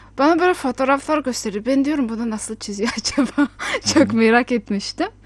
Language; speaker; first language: Turkish; non-native, fluent; Mongolian